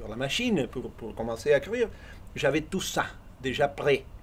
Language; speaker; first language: French; non-native, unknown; Spanish